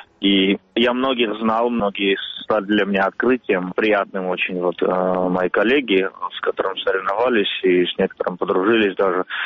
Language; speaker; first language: Russian; non-native, local second language; Armenian